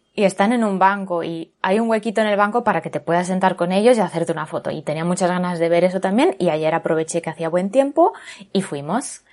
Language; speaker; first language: Spanish; native; Spanish